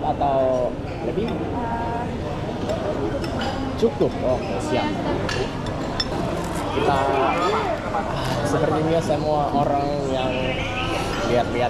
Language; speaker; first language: Indonesian; non-native, learner; English